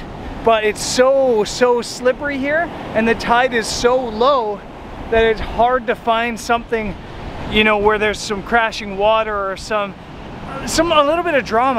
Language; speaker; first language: English; native; English